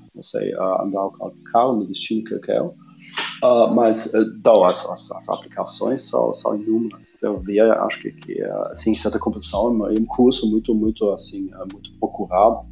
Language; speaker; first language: Portuguese; non-native, fluent; German